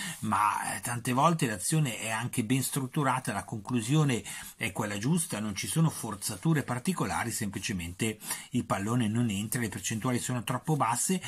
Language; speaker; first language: Italian; native; Italian